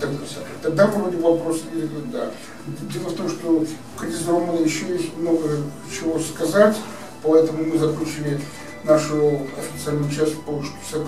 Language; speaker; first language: Russian; native; Russian